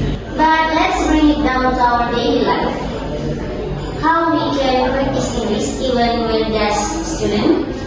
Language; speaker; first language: English; non-native, learner; Indonesian